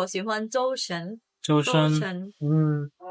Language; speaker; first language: Chinese; non-native, learner; Thai